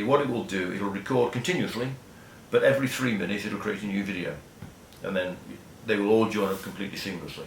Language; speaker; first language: English; native; English